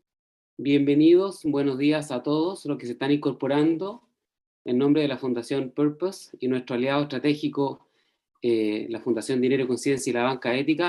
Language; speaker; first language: Spanish; native; Spanish